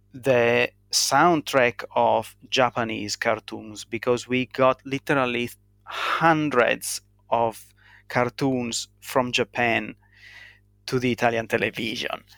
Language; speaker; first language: English; non-native, fluent; Italian